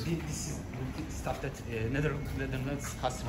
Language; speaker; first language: English; non-native, learner; Turkish